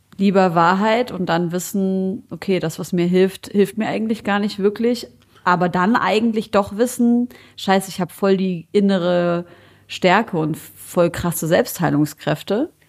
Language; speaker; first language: German; early bilingual, other home language; Arabic